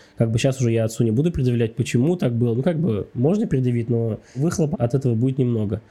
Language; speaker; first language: Russian; native; Russian